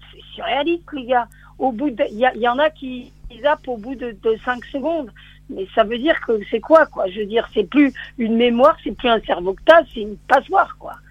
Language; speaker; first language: French; native; French